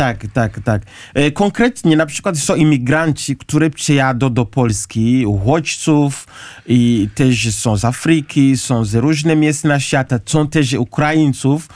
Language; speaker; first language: Polish; non-native, learner; Kinyarwanda